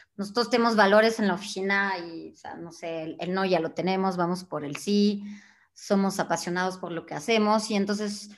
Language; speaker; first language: Spanish; non-native, fluent; French